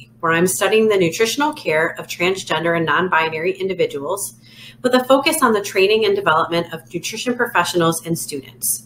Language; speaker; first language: English; native; English